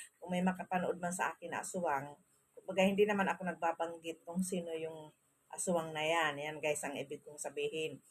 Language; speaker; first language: Filipino; non-native, local second language; Masbatenyo